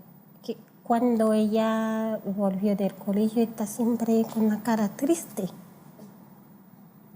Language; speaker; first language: Spanish; non-native, learner; Haitian Creole